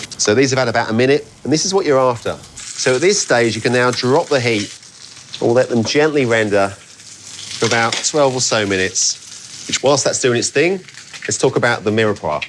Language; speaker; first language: English; native; English